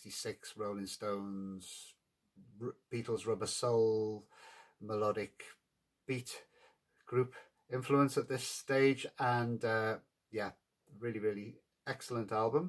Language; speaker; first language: English; native; English